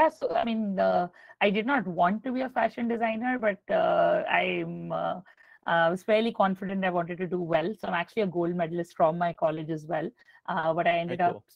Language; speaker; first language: English; non-native, local second language; Hindi